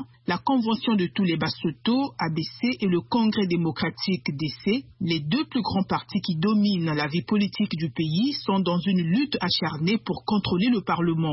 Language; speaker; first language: French; native; French